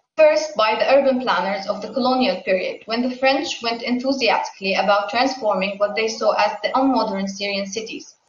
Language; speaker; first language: English; non-native, fluent; Arabic